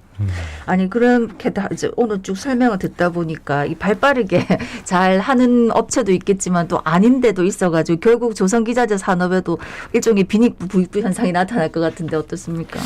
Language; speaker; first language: Korean; native; Korean